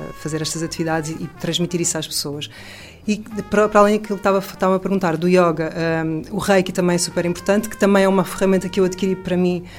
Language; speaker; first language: Portuguese; native; Portuguese